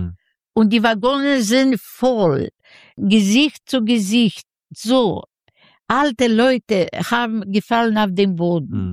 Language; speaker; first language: German; non-native, learner; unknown